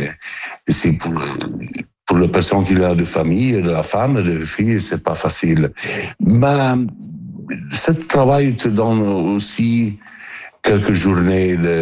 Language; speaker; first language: French; non-native, learner; Italian